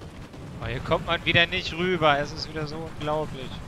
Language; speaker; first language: German; native; German